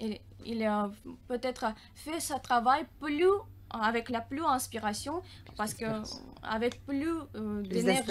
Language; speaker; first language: French; non-native, learner; Russian